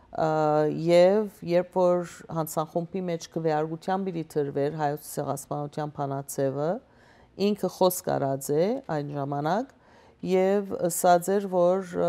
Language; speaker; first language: Armenian; early bilingual, heritage; Armenian